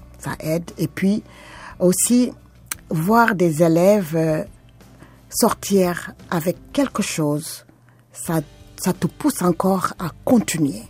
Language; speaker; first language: French; non-native, local second language; Wolof